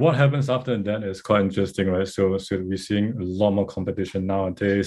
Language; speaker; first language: English; non-native, local second language; Chinese